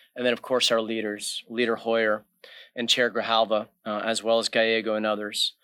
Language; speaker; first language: English; native; English